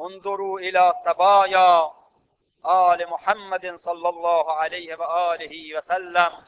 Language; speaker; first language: Arabic; non-native, fluent; Persian